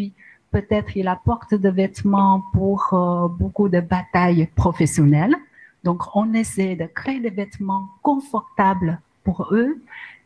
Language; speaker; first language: French; non-native, learner; Chinese